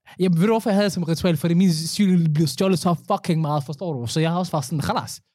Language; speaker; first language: Danish; early bilingual, other home language; Somali